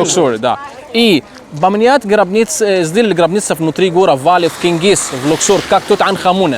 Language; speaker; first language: Russian; non-native, learner; Arabic